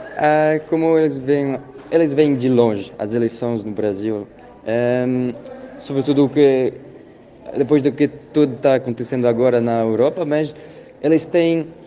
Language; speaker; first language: Portuguese; non-native, fluent; French